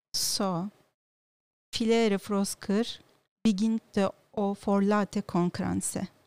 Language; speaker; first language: Norwegian; non-native, learner; Turkish